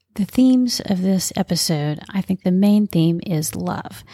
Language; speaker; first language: English; native; English